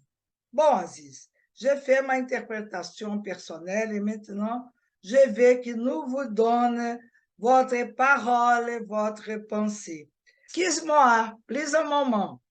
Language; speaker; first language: French; non-native, learner; Portuguese